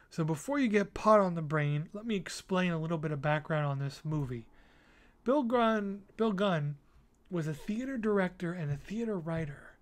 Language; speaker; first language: English; native; English